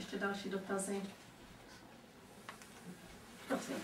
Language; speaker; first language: Czech; early bilingual, heritage; Czech